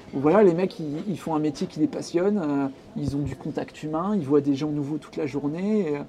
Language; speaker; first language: French; native; French